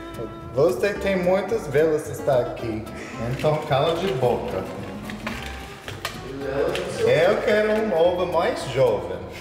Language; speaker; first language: Portuguese; non-native, learner; English